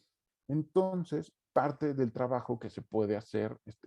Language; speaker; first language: Spanish; native; Spanish